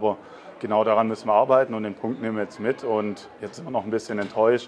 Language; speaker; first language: German; native; German